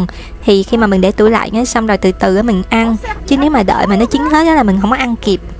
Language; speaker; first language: Vietnamese; native; Vietnamese